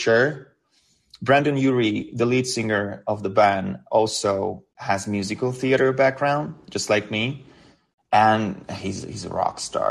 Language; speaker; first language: English; non-native, fluent; Hungarian